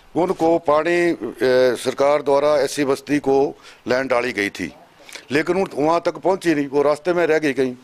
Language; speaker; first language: Hindi; native; Hindi